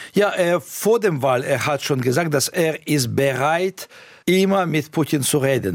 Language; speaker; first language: German; non-native, fluent; Russian